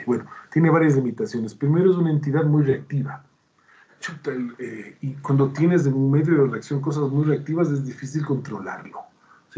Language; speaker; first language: Spanish; native; Spanish